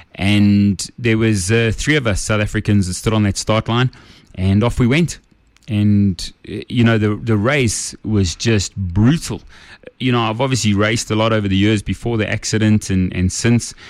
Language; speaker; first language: English; native; English